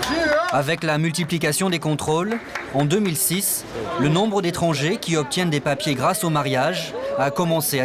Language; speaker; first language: French; native; French